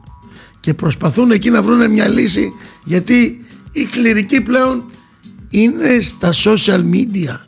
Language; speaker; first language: Greek; native; Greek